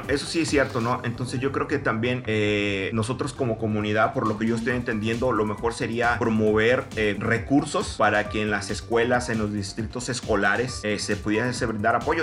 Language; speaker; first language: Spanish; native; Spanish